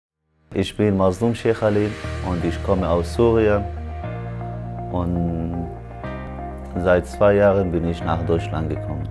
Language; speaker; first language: German; non-native, learner; Arabic